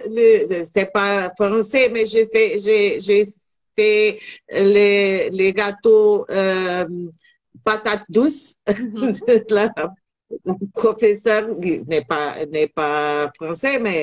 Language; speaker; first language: French; non-native, learner; Portuguese